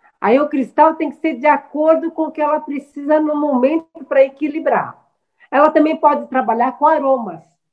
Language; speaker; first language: Portuguese; early bilingual, other home language; Chinese